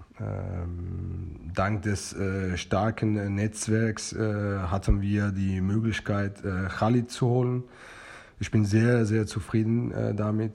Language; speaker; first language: German; non-native, fluent; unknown